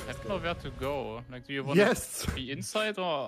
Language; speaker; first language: English; non-native, fluent; German